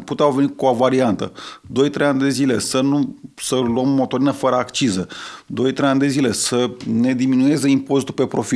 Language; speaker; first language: Romanian; native; Romanian